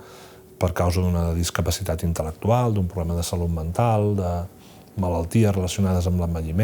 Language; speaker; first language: Catalan; native; Catalan